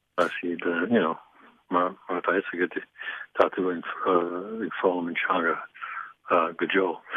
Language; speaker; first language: Irish; non-native, learner; English